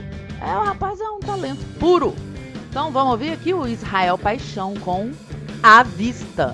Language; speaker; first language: Portuguese; native; Portuguese